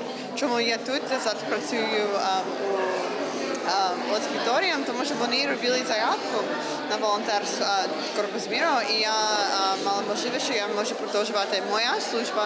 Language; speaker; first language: Ukrainian; non-native, learner; English